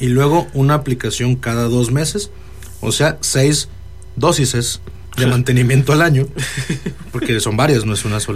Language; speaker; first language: Spanish; native; Spanish